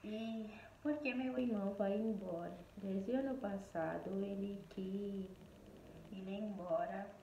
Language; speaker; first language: Portuguese; non-native, fluent; Haitian Creole